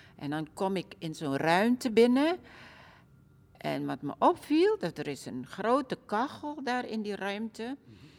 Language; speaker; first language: Dutch; early bilingual, other home language; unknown